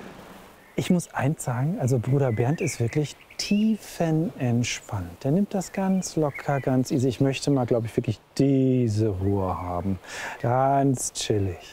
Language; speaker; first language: German; native; German